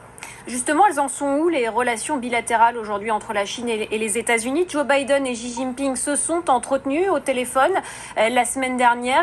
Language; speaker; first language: French; native; French